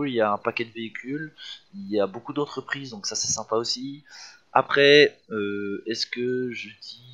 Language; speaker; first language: French; native; French